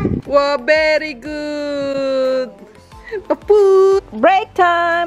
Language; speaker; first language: English; non-native, learner; Filipino